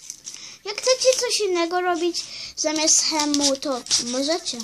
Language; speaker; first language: Polish; early bilingual, heritage; Polish